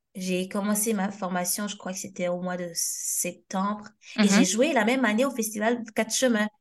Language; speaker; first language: French; non-native, local second language; Haitian Creole